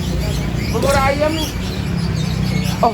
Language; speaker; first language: Indonesian; non-native, fluent; Japanese